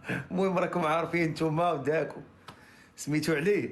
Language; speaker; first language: Arabic; native; Arabic